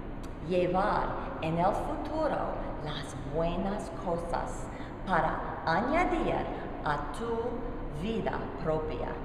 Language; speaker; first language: Spanish; non-native, learner; English